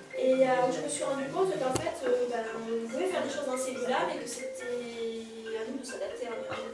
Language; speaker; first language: French; native; French